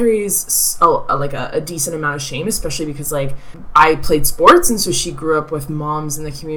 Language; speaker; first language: English; native; English